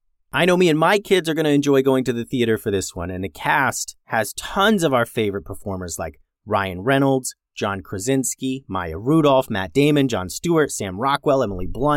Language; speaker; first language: English; native; English